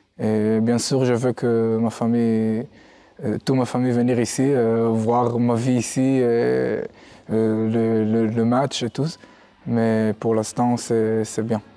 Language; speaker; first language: French; non-native, learner; Hebrew